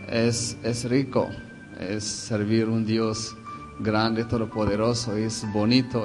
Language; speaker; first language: Spanish; non-native, fluent; Hebrew